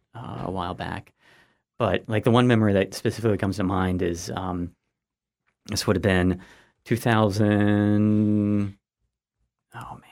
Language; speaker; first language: English; native; English